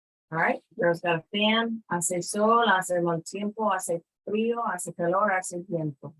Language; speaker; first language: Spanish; non-native, fluent; English